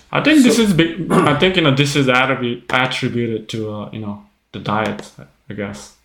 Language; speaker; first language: English; non-native, fluent; Japanese